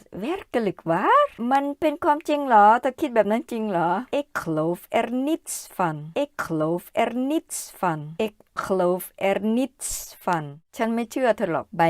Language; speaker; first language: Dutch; non-native, learner; Thai